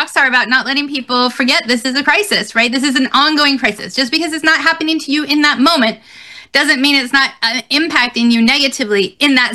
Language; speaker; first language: English; native; English